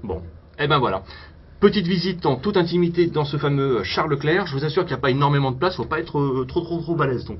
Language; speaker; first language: French; native; French